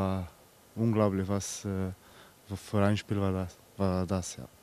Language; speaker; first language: German; non-native, fluent; Slovenian